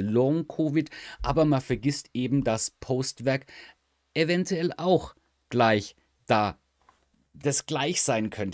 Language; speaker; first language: German; native; German